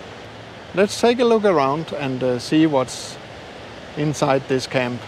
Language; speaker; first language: English; non-native, learner; Swedish